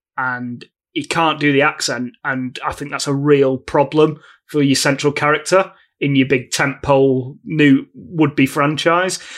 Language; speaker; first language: English; native; English